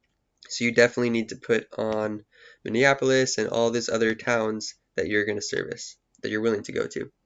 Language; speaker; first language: English; native; English